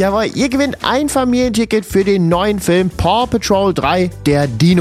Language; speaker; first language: German; native; German